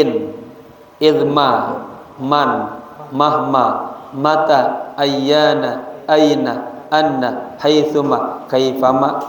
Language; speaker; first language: Arabic; non-native, fluent; Indonesian